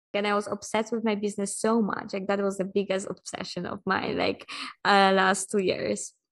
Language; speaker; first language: English; non-native, fluent; Polish